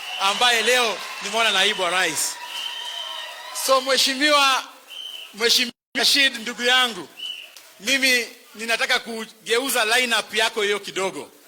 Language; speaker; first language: Swahili; non-native, local second language; Luyia